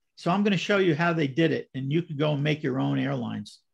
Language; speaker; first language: English; native; English